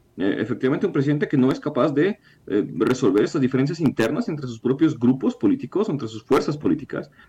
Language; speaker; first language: Spanish; non-native, fluent; Ukrainian